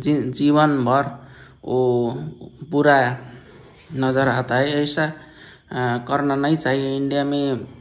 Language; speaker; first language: Hindi; non-native, learner; Nepali